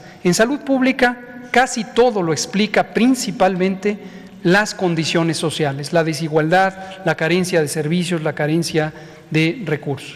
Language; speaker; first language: Spanish; native; Spanish